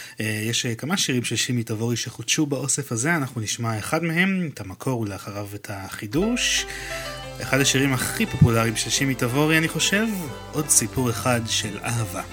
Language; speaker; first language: Hebrew; native; Hebrew